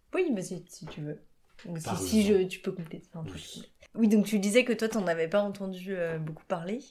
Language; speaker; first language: French; native; French